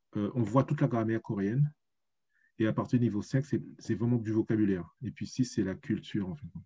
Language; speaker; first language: French; native; French